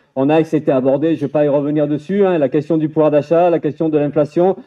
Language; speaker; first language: French; native; French